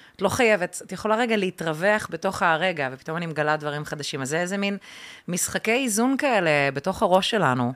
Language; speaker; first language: Hebrew; early bilingual, other home language; Russian